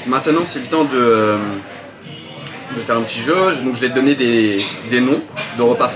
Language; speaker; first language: French; native; French